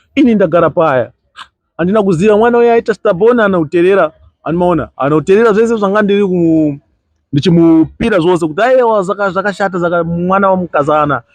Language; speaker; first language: Shona; non-native, local second language; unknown